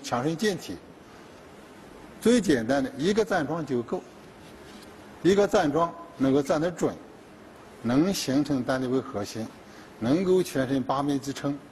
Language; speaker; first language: Chinese; native; Chinese